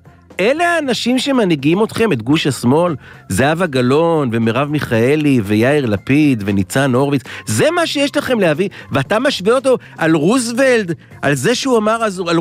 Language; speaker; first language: Hebrew; native; Hebrew